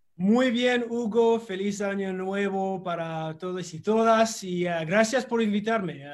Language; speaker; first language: Spanish; non-native, learner; English